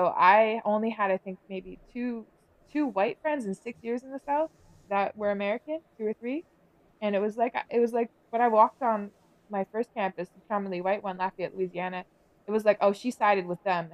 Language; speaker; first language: English; native; English